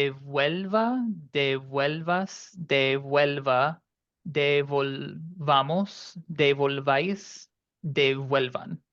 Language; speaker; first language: Spanish; non-native, learner; English